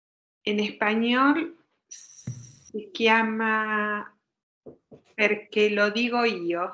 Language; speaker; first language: Italian; non-native, learner; Spanish